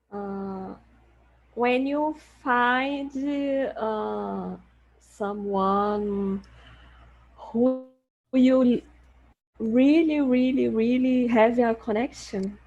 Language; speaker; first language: English; non-native, learner; Portuguese